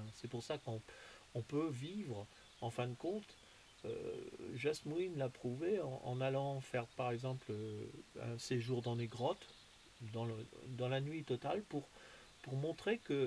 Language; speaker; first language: French; native; French